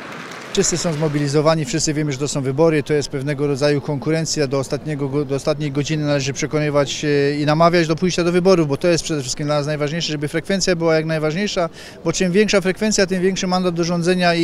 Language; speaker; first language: Polish; native; Polish